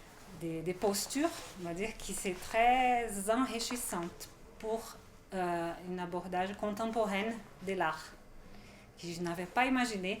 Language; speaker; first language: French; non-native, fluent; Portuguese